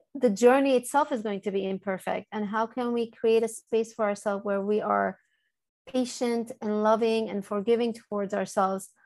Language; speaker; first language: English; early bilingual, other home language; Turkish